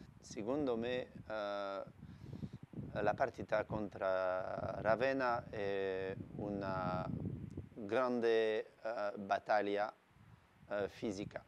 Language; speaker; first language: Italian; non-native, learner; French